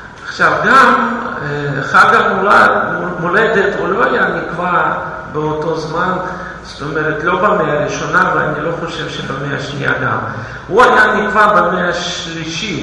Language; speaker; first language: Hebrew; non-native, fluent; Russian